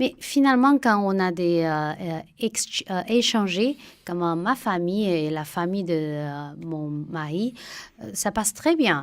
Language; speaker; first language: French; non-native, fluent; Chinese